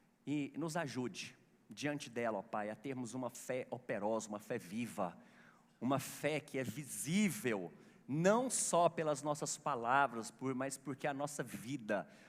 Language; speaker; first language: Portuguese; native; Portuguese